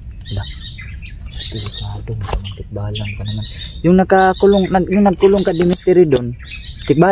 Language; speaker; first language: Filipino; non-native, local second language; Cebuano